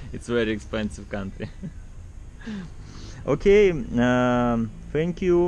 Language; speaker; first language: English; non-native, learner; Russian